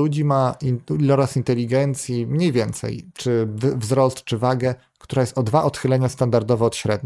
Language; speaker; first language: Polish; native; Polish